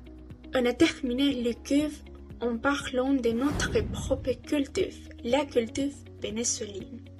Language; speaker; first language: French; non-native, learner; Spanish